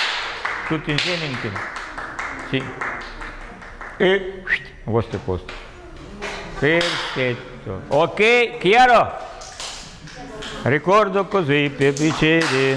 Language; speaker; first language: Italian; non-native, learner; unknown